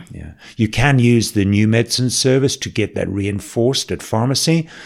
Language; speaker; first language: English; native; English